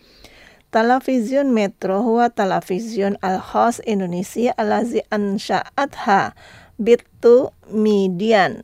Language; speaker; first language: Arabic; non-native, fluent; Indonesian